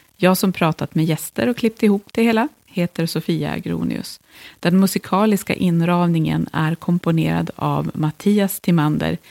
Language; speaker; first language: Swedish; native; Swedish